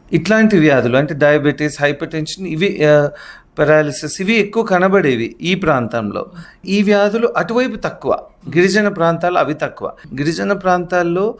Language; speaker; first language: Telugu; native; Telugu